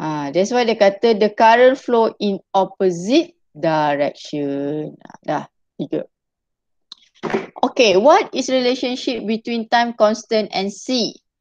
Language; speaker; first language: English; non-native, local second language; Malay